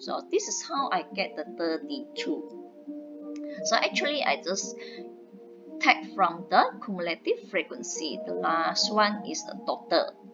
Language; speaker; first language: English; non-native, local second language; Chinese